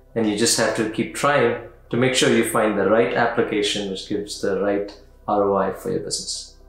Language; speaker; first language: English; non-native, local second language; Tamil